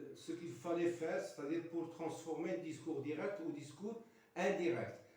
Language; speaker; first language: French; non-native, local second language; Arabic